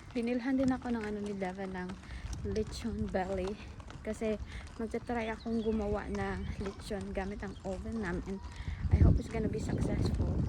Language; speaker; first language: Filipino; native; Filipino